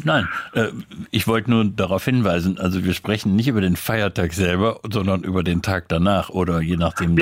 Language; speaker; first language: German; native; German